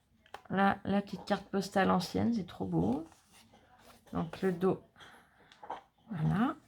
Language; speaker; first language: French; native; French